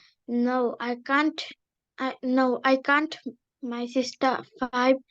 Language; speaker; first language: English; non-native, learner; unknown